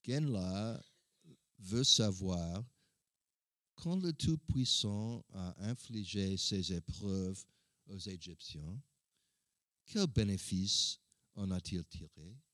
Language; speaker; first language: French; non-native, learner; English